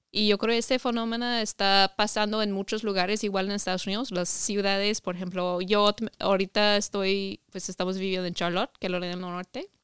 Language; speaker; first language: Spanish; non-native, fluent; English